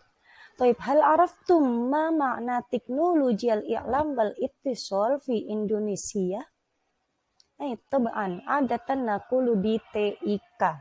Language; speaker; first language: Arabic; non-native, fluent; Indonesian